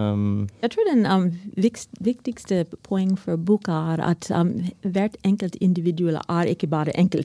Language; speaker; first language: Norwegian; non-native, fluent; English